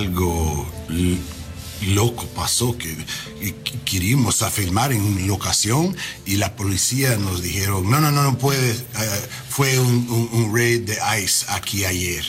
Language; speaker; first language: Spanish; non-native, learner; English